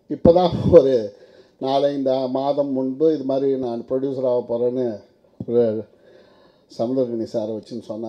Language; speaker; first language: Tamil; native; Tamil